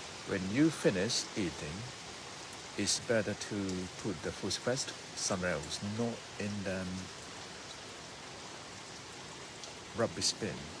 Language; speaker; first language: English; non-native, fluent; Thai